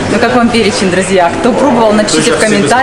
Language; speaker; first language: Russian; native; Russian